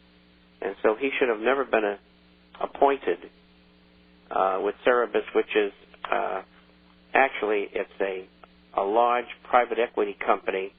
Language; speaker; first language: English; native; English